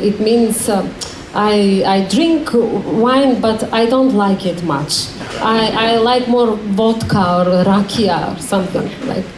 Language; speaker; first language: English; non-native, learner; Macedonian